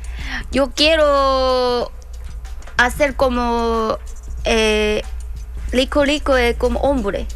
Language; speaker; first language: Spanish; non-native, learner; Korean